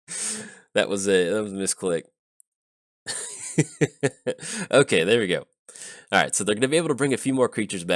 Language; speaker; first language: English; native; English